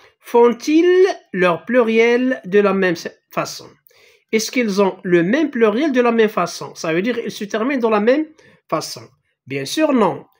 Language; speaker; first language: French; non-native, local second language; Arabic